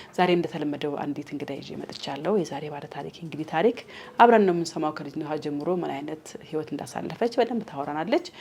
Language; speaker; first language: Amharic; native; Amharic